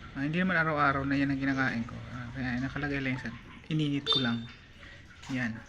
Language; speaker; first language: Filipino; non-native, local second language; Bikol